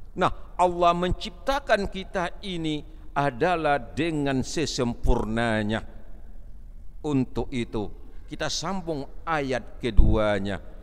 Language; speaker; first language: Malay; non-native, local second language; Achinese